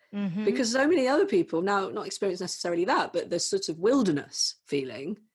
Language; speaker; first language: English; native; English